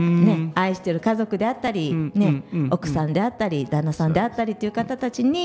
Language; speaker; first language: Japanese; native; Japanese